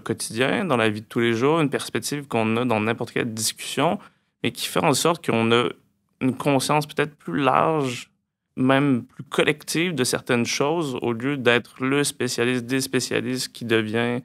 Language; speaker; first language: French; native; French